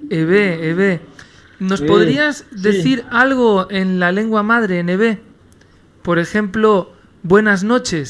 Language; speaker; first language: Spanish; native; Spanish